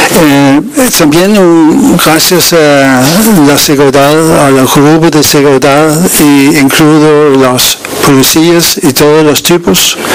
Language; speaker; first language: Spanish; non-native, learner; Danish